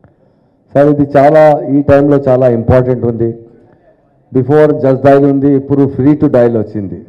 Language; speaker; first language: Telugu; non-native, local second language; Urdu